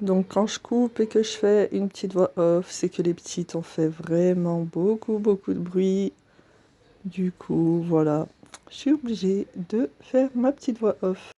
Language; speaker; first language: French; native; French